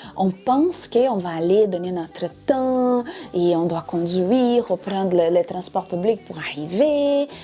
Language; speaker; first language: French; non-native, fluent; Portuguese